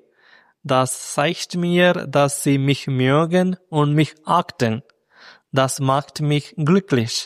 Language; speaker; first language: German; non-native, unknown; Malayalam